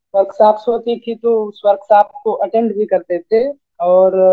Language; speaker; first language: Hindi; native; Hindi